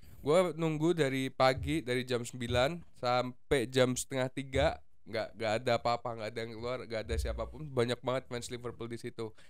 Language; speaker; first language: Indonesian; native; Indonesian